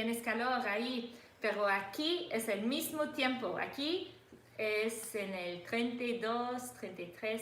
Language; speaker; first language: Spanish; non-native, learner; English